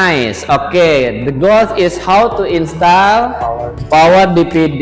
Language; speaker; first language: English; non-native, learner; Indonesian